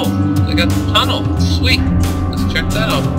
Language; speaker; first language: English; native; English